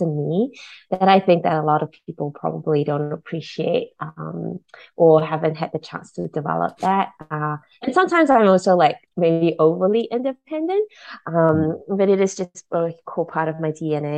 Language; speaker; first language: English; non-native, local second language; Chinese